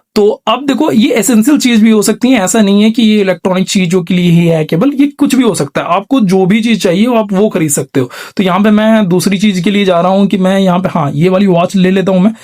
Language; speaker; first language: Hindi; native; Hindi